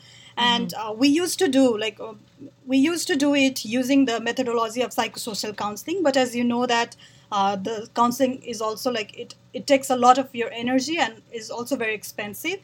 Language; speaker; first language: English; non-native, local second language; Nepali